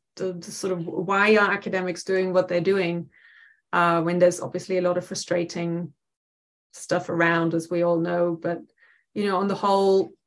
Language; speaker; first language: English; non-native, fluent; German